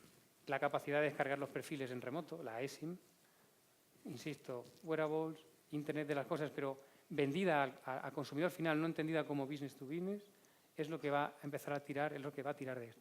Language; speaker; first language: Spanish; native; Spanish